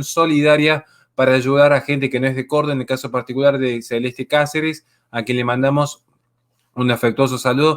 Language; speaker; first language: Spanish; native; Spanish